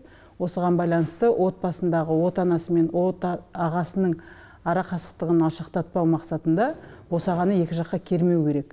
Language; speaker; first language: Kazakh; native; Kazakh